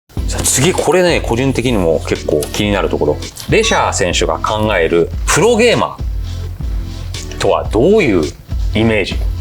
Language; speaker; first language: Japanese; native; Japanese